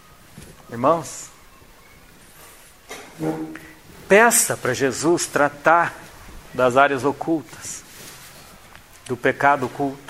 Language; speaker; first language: Portuguese; native; Portuguese